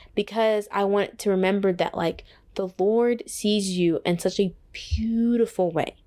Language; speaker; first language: English; native; English